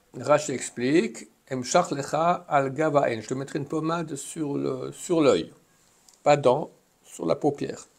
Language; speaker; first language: French; native; French